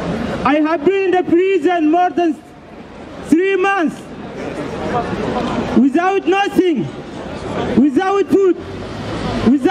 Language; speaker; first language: English; non-native, learner; Arabic